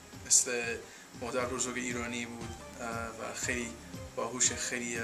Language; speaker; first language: Persian; non-native, fluent; English